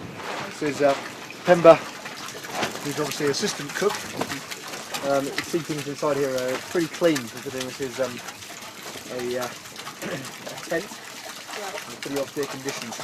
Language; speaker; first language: English; native; English